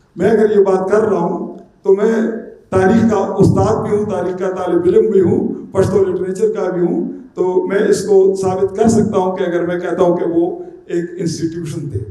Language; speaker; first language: Urdu; non-native, local second language; Pashto